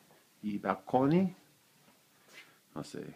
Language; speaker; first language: Spanish; non-native, learner; English